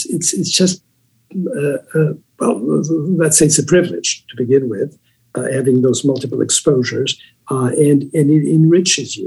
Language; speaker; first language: English; non-native, fluent; Portuguese